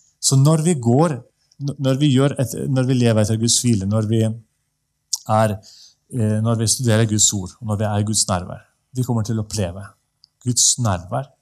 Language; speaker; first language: Norwegian; non-native, fluent; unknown